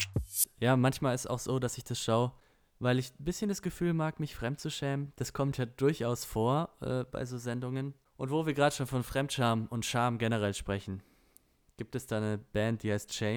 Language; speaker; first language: German; native; German